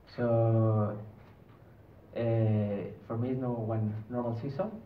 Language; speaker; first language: English; non-native, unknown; Spanish